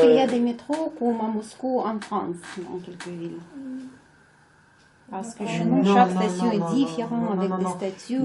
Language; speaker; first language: French; non-native, learner; Russian